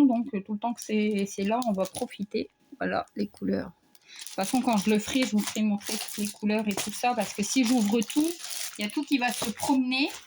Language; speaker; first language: French; native; French